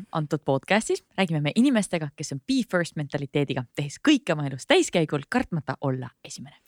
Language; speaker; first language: Estonian; native; Estonian